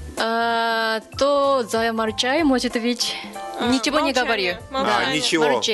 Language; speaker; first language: Russian; non-native, fluent; Japanese